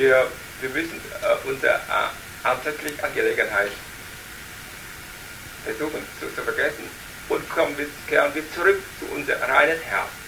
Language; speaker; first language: German; non-native, learner; Vietnamese